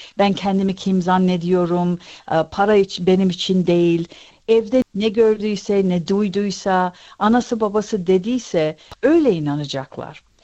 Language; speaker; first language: Turkish; early bilingual, heritage; Turkish